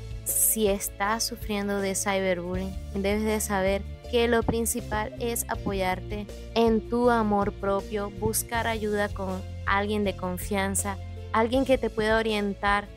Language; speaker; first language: Spanish; native; Spanish